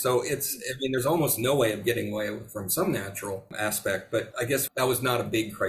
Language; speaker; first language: English; native; English